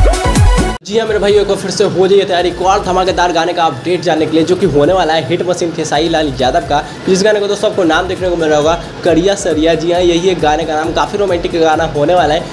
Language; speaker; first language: Hindi; native; Hindi